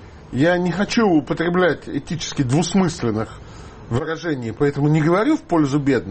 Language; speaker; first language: Russian; native; Russian